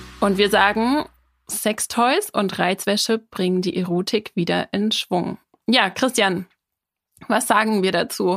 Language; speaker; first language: German; native; German